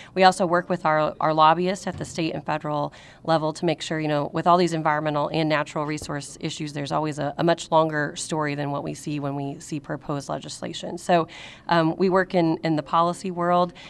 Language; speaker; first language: English; native; English